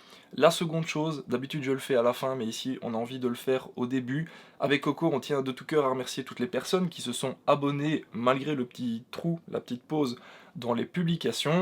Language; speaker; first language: French; native; French